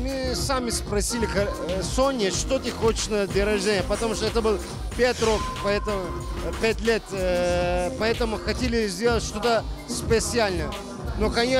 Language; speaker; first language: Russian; non-native, learner; Turkish